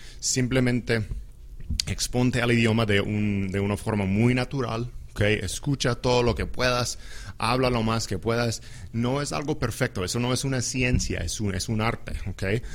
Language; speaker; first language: Spanish; non-native, fluent; English